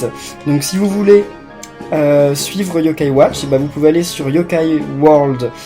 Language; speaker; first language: French; native; French